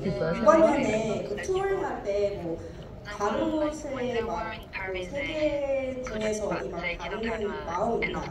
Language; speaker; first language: Korean; early bilingual, heritage; English